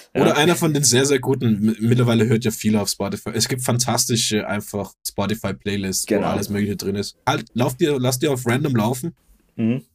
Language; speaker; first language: German; non-native, fluent; Danish